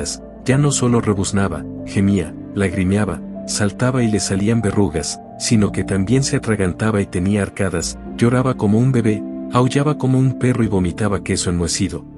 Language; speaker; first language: Spanish; native; Spanish